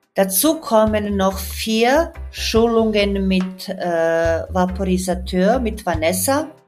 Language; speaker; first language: German; non-native, fluent; Croatian